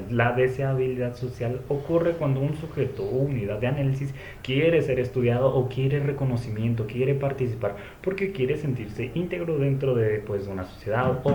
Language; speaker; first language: Spanish; native; Spanish